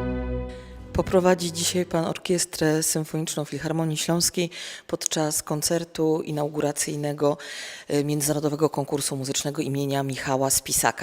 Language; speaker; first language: Polish; native; Polish